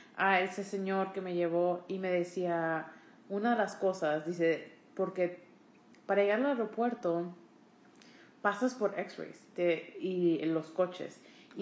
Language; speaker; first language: Spanish; early bilingual, heritage; Spanish